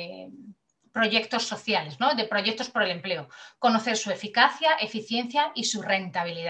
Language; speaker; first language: Spanish; native; Spanish